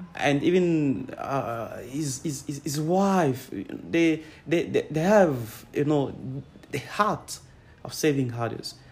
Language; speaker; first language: English; non-native, fluent; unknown